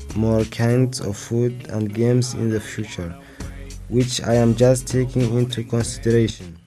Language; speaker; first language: English; non-native, fluent; Arabic